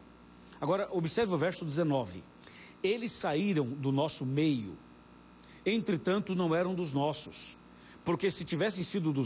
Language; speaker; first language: Portuguese; native; Portuguese